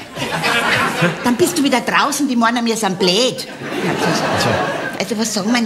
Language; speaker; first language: German; native; German